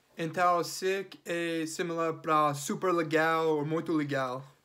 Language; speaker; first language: Portuguese; non-native, learner; English